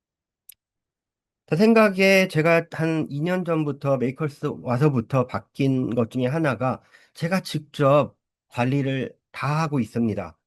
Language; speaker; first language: Korean; early bilingual, heritage; Korean